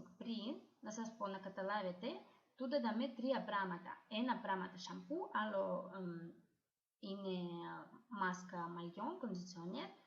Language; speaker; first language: Greek; non-native, fluent; Ukrainian